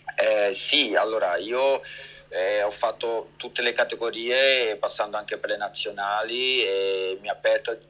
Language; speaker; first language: Italian; early bilingual, heritage; Italian